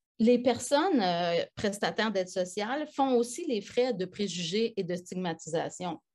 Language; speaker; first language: French; native; French